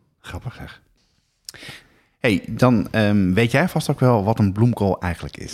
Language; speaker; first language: Dutch; native; Dutch